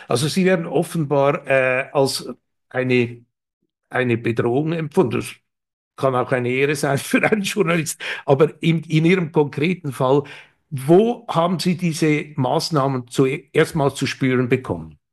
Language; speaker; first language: German; native; German